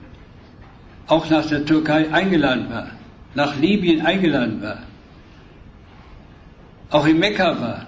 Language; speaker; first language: German; native; German